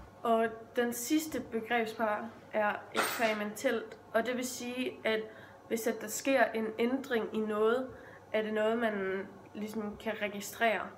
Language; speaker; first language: Danish; native; Danish